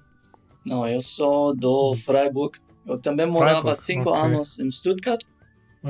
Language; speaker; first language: Portuguese; non-native, learner; German